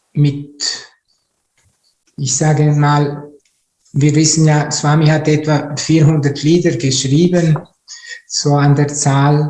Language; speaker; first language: German; non-native, fluent; Italian